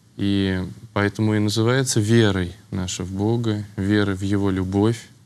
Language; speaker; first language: Russian; native; Russian